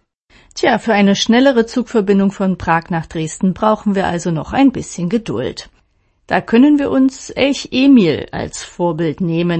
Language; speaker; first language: German; native; German